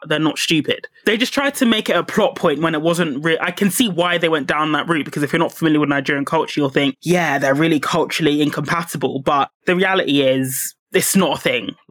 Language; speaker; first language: English; native; English